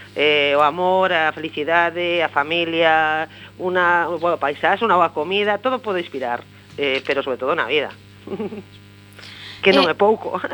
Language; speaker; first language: Galician; non-native, local second language; Spanish